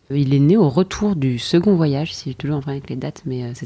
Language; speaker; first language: French; native; French